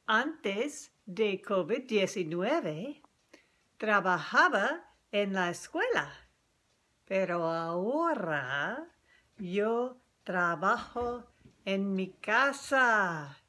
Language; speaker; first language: Spanish; non-native, fluent; English